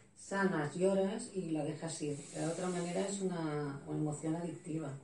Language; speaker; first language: Spanish; non-native, fluent; Swedish